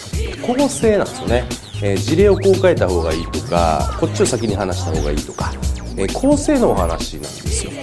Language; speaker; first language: Japanese; native; Japanese